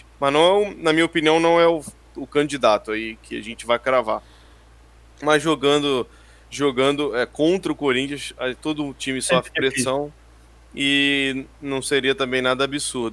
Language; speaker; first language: Portuguese; native; Portuguese